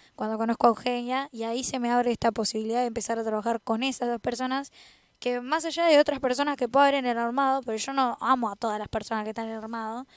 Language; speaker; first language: Spanish; native; Spanish